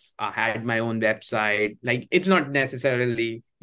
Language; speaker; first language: English; non-native, local second language; Hindi